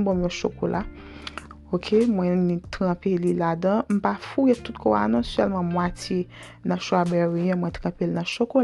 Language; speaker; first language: French; non-native, local second language; Haitian Creole